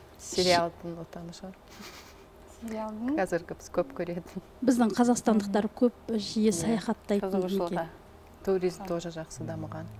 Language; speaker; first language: Kazakh; non-native, local second language; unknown